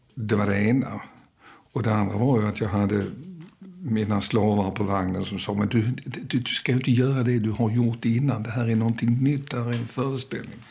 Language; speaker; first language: Swedish; early bilingual, other home language; Danish